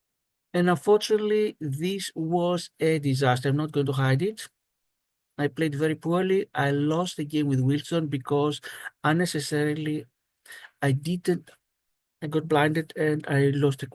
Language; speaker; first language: English; non-native, fluent; Greek